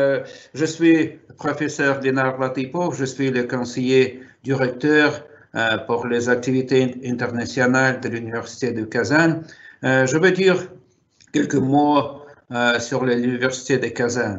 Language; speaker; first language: French; non-native, fluent; Russian